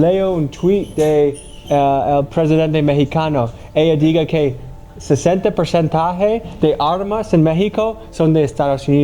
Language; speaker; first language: Spanish; non-native, learner; English